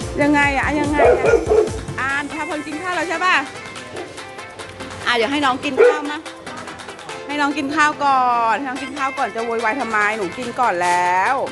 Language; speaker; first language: Thai; native; Thai